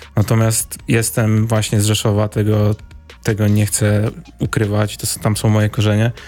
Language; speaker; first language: Polish; native; Polish